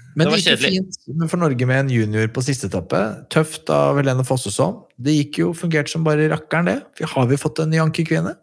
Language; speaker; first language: Norwegian; native; Norwegian